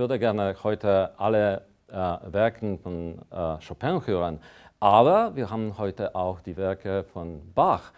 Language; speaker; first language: German; non-native, fluent; Polish